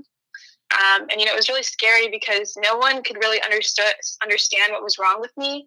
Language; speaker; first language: English; native; English